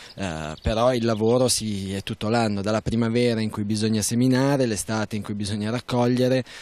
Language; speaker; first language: Italian; native; Italian